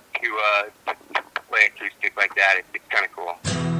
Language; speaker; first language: English; native; English